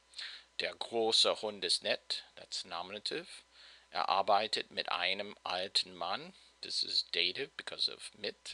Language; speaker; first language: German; non-native, fluent; English